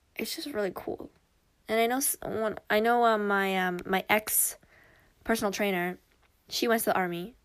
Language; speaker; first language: English; early bilingual, other home language; Korean